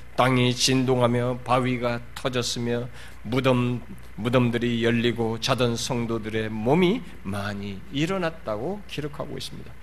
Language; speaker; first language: Korean; native; Korean